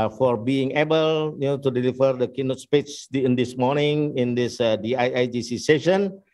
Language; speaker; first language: English; non-native, fluent; Indonesian